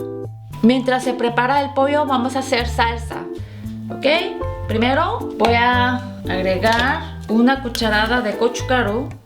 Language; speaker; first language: Spanish; non-native, fluent; Korean